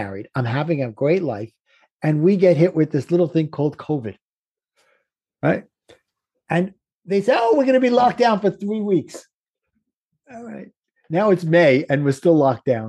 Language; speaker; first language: English; native; English